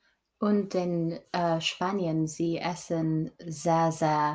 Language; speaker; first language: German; non-native, learner; English